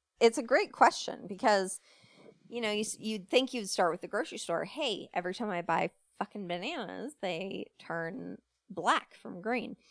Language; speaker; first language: English; native; English